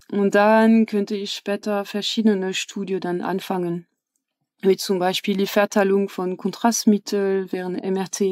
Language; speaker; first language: German; non-native, fluent; French